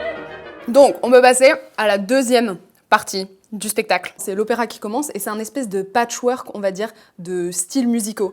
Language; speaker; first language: French; native; French